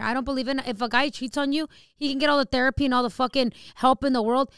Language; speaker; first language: English; early bilingual, other home language; Spanish